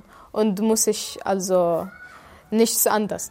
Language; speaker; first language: German; non-native, fluent; Arabic